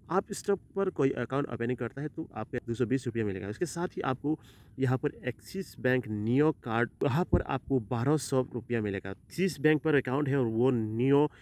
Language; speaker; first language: Hindi; non-native, local second language; Assamese